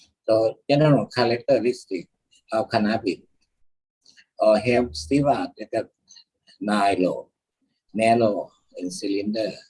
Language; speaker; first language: English; non-native, learner; Thai